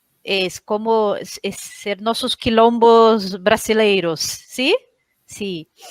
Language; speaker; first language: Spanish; non-native, learner; Portuguese